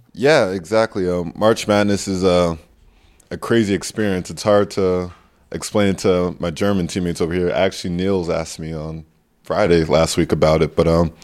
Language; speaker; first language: English; native; English